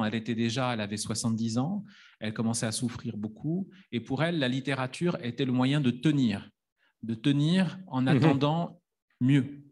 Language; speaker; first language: French; native; French